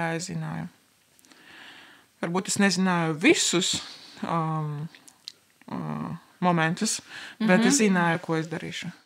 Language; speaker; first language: Latvian; non-native, local second language; Russian